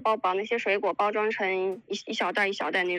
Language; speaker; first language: Chinese; native; Chinese